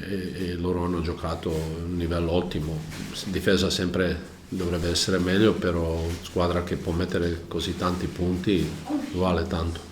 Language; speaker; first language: Italian; non-native, learner; Croatian